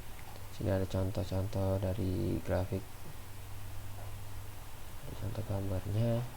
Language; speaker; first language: Indonesian; native; Indonesian